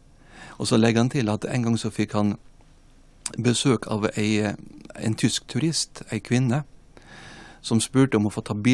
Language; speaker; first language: Norwegian; native; Norwegian